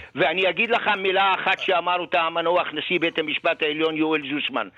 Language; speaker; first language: Hebrew; native; Hebrew